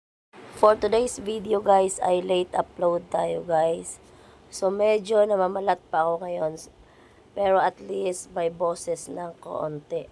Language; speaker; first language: Filipino; non-native, local second language; Cebuano